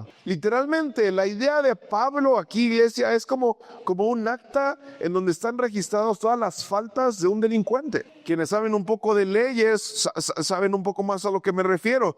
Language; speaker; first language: Spanish; native; Spanish